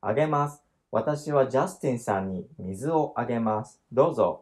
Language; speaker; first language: Japanese; non-native, learner; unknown